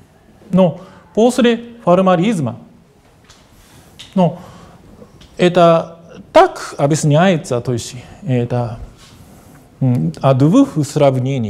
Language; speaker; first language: Russian; non-native, fluent; Japanese